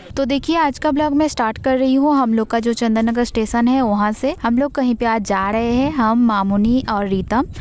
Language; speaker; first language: Hindi; non-native, local second language; Bangla